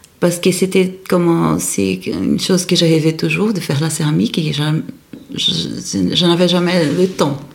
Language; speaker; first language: French; non-native, fluent; Portuguese